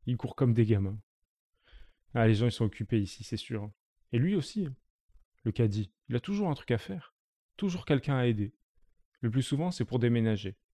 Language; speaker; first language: French; native; French